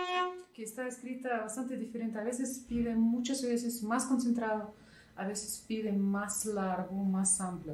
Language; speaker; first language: Spanish; non-native, fluent; Russian